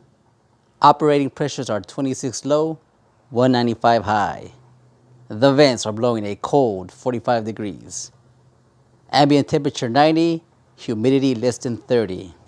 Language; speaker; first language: English; native; English